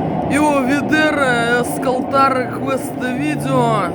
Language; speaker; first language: Italian; non-native, learner; Russian